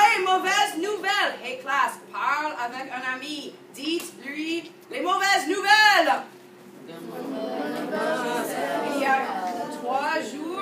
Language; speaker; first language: French; non-native, fluent; English